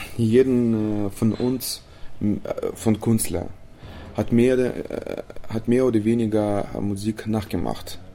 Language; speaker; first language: German; non-native, fluent; Romanian